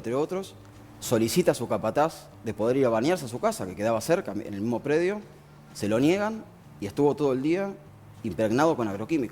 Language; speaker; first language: Spanish; native; Spanish